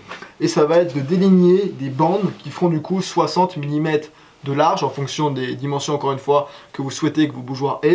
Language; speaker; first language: French; native; French